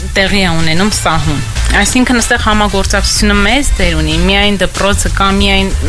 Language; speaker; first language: Armenian; native; Armenian